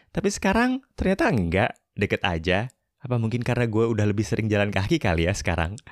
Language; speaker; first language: Indonesian; native; Indonesian